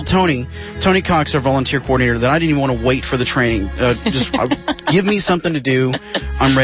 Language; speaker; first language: English; native; English